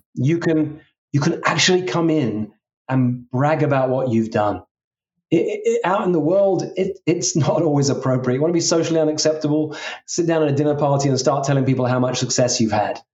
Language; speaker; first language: English; native; English